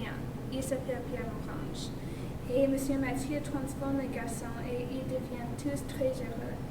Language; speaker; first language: French; non-native, learner; English